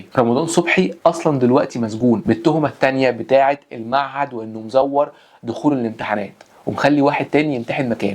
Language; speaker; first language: Arabic; native; Arabic